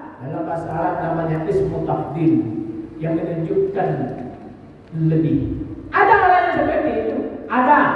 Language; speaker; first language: Indonesian; non-native, local second language; Minangkabau